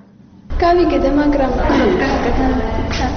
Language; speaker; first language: Georgian; non-native, local second language; Azerbaijani